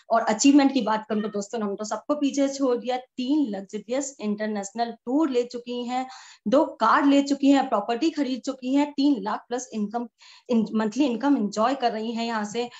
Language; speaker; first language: Hindi; native; Hindi